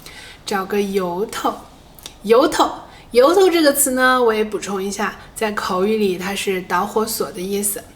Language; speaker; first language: Chinese; native; Chinese